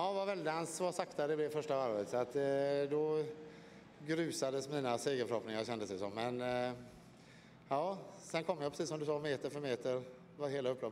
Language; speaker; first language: Swedish; native; Swedish